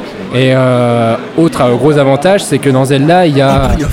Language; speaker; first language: French; native; French